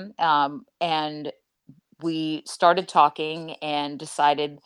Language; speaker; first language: English; native; English